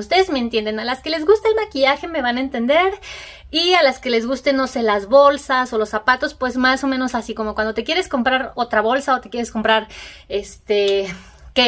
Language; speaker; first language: Spanish; native; Spanish